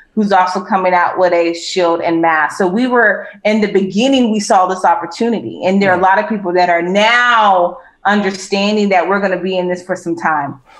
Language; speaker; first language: English; native; English